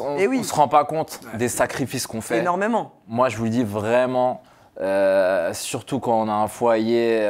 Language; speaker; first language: French; native; French